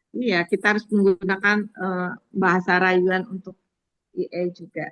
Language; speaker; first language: Indonesian; native; Indonesian